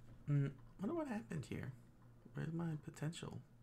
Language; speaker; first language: English; native; English